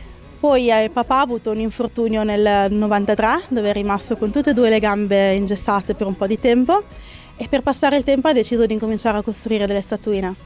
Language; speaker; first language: Italian; native; Italian